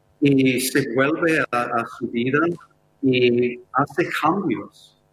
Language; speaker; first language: Spanish; non-native, fluent; English